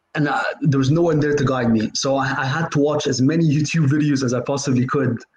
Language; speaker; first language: English; non-native, fluent; Arabic